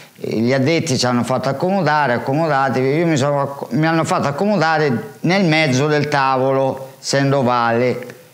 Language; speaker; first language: Italian; native; Italian